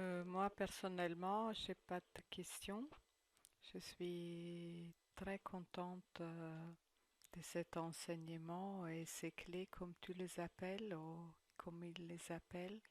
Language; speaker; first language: French; non-native, fluent; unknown